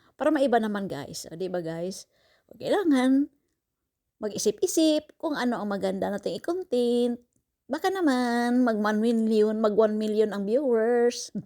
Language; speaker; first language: Filipino; non-native, local second language; Cebuano